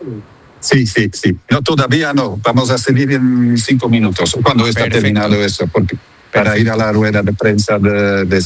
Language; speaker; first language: Spanish; non-native, fluent; Dutch